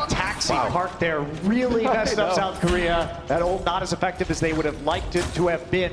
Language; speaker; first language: English; native; English